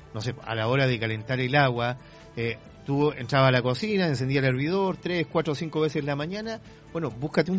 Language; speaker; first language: Spanish; native; Spanish